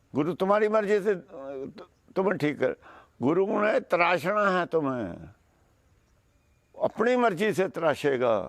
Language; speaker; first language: Hindi; non-native, local second language; Punjabi